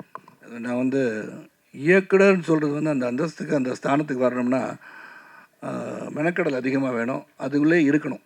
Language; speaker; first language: Tamil; native; Tamil